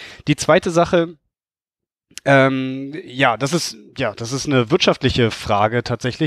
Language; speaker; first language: German; native; German